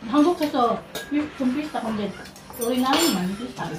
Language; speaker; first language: Korean; non-native, learner; Filipino